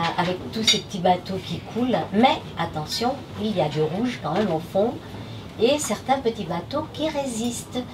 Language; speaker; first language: French; non-native, fluent; Portuguese